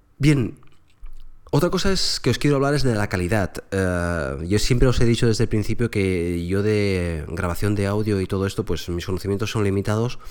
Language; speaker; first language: Spanish; native; Spanish